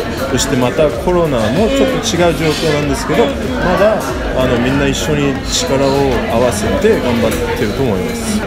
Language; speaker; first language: Japanese; non-native, fluent; English